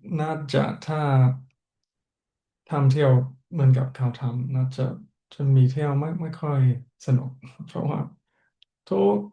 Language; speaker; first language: Thai; non-native, learner; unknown